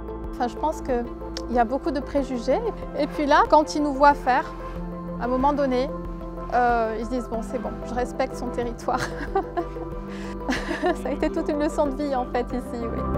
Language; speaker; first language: French; native; French